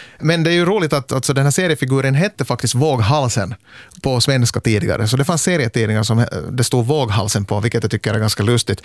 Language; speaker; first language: Swedish; native; Swedish